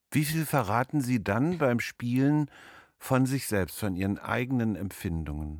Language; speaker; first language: German; native; German